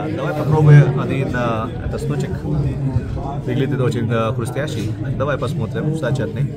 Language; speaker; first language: Russian; non-native, learner; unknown